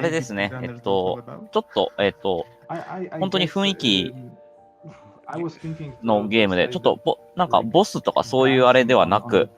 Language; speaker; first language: Japanese; native; Japanese